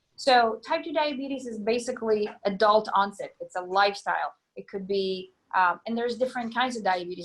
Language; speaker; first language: English; non-native, fluent; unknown